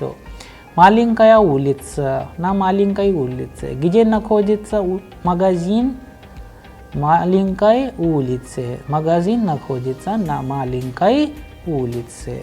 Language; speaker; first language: Russian; non-native, fluent; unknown